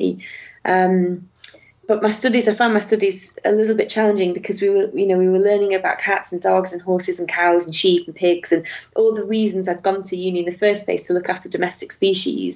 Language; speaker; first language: English; native; English